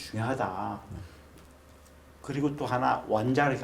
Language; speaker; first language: Korean; native; Korean